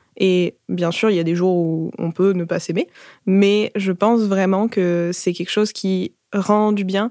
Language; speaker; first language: French; native; French